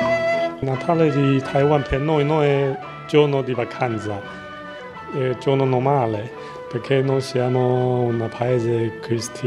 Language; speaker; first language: Italian; non-native, learner; Chinese